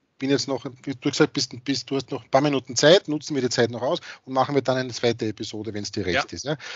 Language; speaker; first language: German; native; German